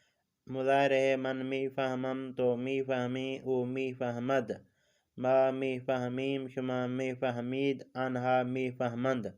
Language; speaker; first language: Persian; non-native, learner; Urdu